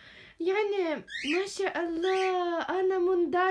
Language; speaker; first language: Arabic; non-native, fluent; Ukrainian